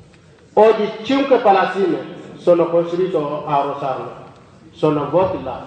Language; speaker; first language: Italian; non-native, learner; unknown